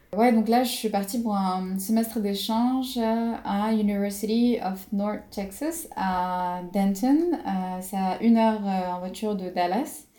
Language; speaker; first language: French; non-native, local second language; Arabic